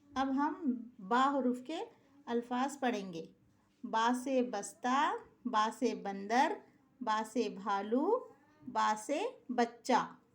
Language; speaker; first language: Urdu; native; Urdu